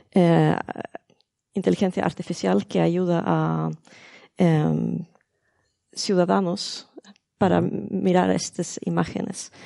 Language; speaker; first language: Spanish; non-native, learner; Swedish